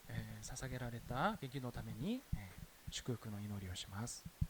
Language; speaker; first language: Japanese; non-native, fluent; Korean